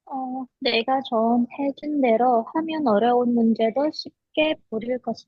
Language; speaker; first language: Korean; non-native, learner; Indonesian